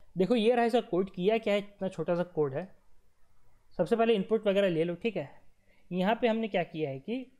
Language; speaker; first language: Hindi; native; Hindi